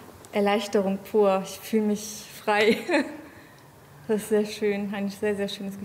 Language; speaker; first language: German; early bilingual, other home language; Turkish